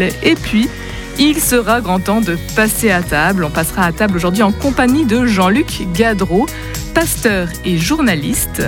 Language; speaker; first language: French; native; French